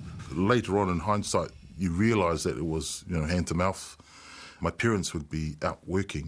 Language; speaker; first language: English; native; English